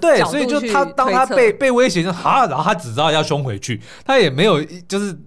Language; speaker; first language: Chinese; native; Chinese